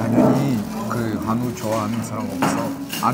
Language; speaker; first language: Korean; non-native, fluent; Russian